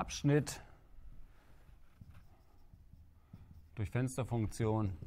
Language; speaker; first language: German; native; German